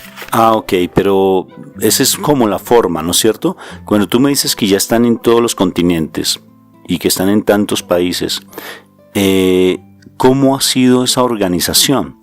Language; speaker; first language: Spanish; native; Spanish